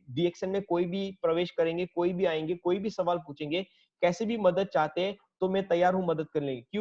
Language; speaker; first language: Hindi; native; Hindi